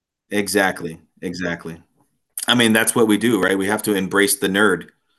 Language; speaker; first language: English; native; English